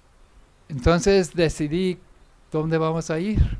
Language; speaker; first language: Spanish; non-native, fluent; English